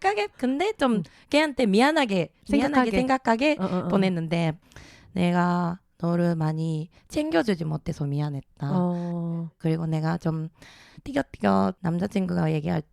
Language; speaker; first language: Korean; early bilingual, heritage; Japanese